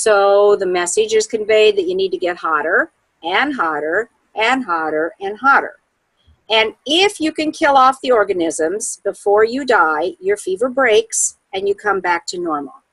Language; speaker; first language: English; native; English